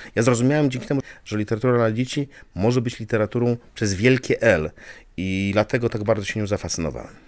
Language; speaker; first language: Polish; native; Polish